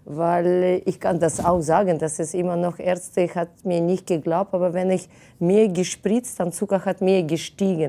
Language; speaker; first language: German; non-native, fluent; Russian